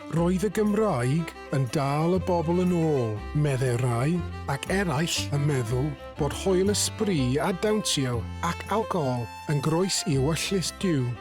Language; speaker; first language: Welsh; non-native, local second language; English